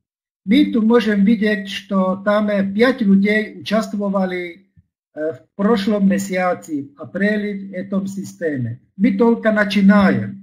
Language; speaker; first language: Russian; non-native, learner; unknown